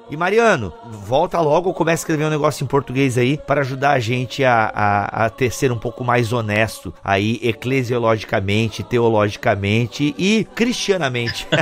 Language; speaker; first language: Portuguese; native; Portuguese